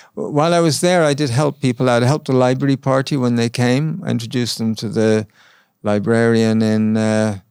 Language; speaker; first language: English; native; English